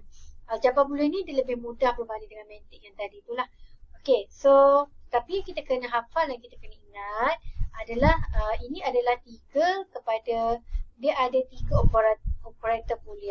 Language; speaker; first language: Malay; native; Malay